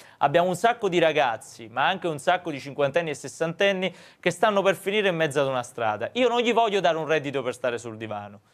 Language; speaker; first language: Italian; native; Italian